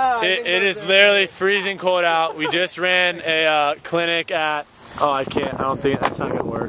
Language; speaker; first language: English; native; English